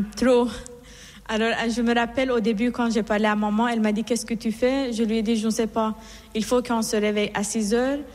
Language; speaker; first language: French; non-native, fluent; Assyrian Neo-Aramaic